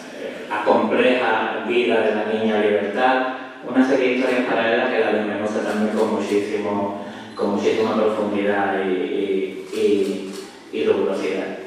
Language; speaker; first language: Spanish; native; Spanish